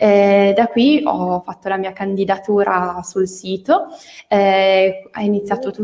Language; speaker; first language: Italian; native; Italian